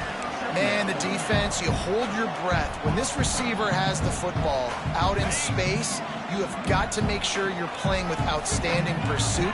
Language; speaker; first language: English; native; English